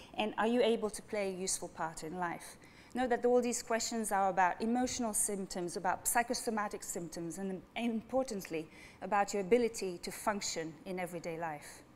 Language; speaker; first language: English; non-native, fluent; French